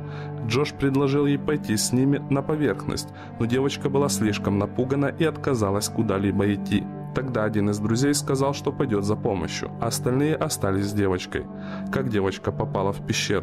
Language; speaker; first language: Russian; native; Russian